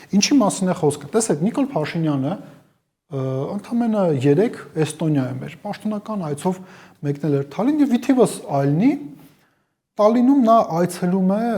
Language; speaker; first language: Armenian; native; Armenian